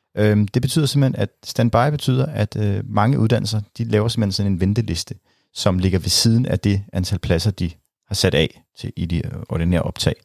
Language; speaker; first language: Danish; native; Danish